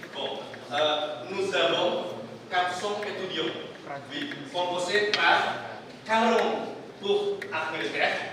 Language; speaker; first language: French; non-native, learner; Indonesian